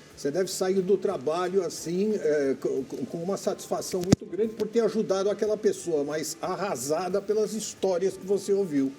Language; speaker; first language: Portuguese; native; Portuguese